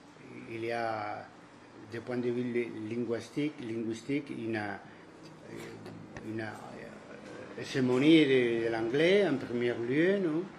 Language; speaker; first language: French; non-native, fluent; Spanish